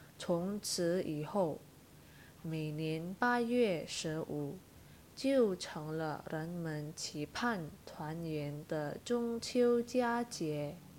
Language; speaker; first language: Chinese; non-native, fluent; Indonesian